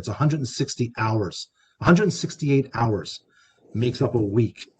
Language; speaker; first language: English; native; English